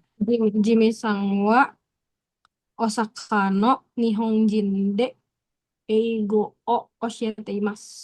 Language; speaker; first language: Japanese; non-native, learner; Indonesian